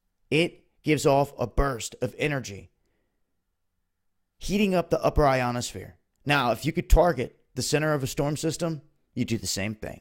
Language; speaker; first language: English; native; English